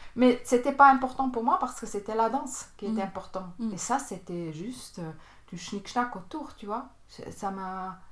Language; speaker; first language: French; native; French